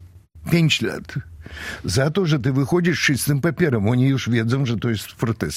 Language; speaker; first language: Polish; non-native, fluent; Russian